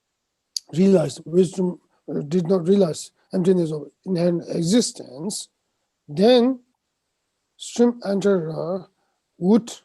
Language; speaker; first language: English; non-native, fluent; Tibetan